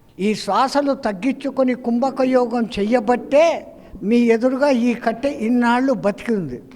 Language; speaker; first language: Telugu; non-native, fluent; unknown